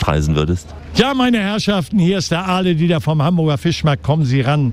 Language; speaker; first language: German; native; German